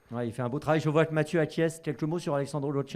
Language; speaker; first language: French; native; French